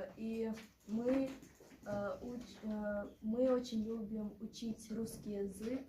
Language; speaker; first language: Russian; early bilingual, other home language; Chechen